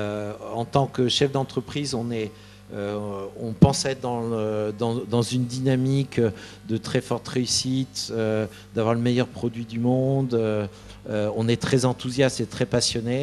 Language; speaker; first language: French; native; French